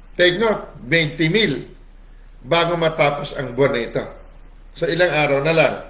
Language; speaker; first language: Filipino; non-native, local second language; Cebuano